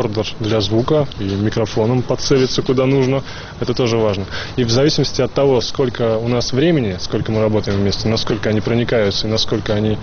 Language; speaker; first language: Russian; native; Russian